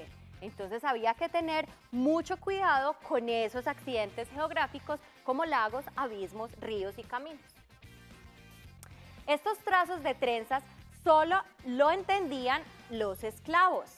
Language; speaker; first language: Spanish; native; Spanish